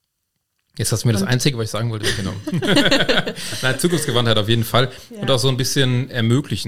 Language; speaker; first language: German; native; German